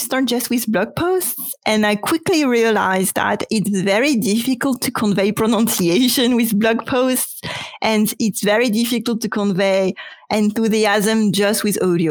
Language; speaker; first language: English; non-native, fluent; French